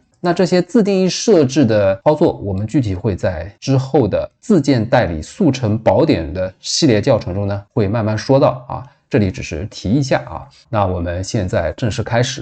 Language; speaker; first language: Chinese; native; Chinese